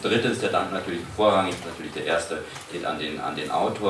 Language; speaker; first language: German; native; German